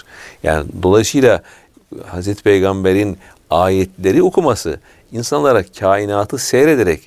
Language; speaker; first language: Turkish; native; Turkish